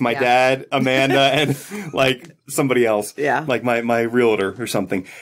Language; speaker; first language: English; native; English